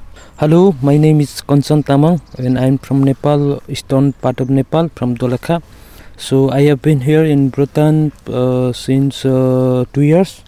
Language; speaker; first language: English; non-native, learner; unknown